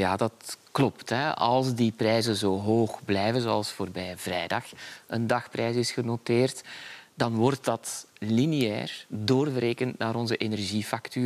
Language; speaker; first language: Dutch; native; Dutch